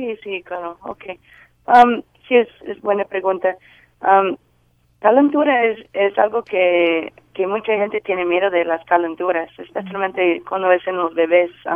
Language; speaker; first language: Spanish; non-native, learner; English